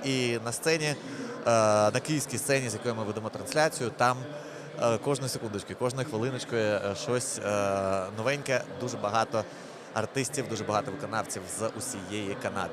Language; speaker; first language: Ukrainian; native; Ukrainian